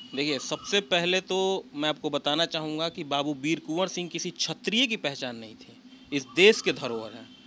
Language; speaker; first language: Hindi; native; Hindi